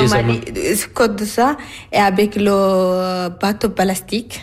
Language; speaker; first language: French; non-native, learner; Arabic